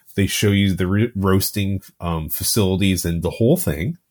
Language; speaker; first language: English; native; English